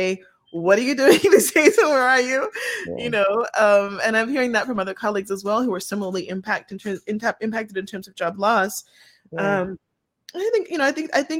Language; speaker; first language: English; native; English